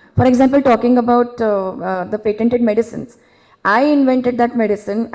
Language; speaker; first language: English; non-native, local second language; Marathi